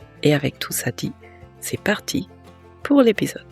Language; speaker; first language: French; native; French